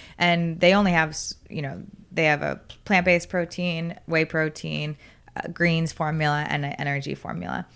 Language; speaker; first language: English; native; English